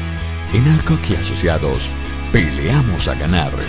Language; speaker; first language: Spanish; native; Spanish